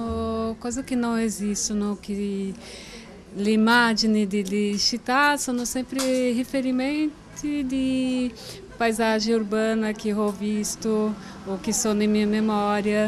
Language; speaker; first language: Italian; non-native, fluent; Portuguese